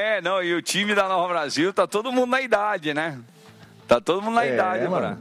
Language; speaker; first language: Portuguese; native; Portuguese